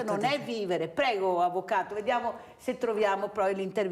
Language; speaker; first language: Italian; native; Italian